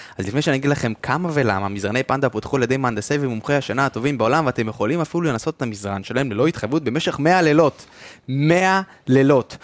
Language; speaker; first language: Hebrew; native; Hebrew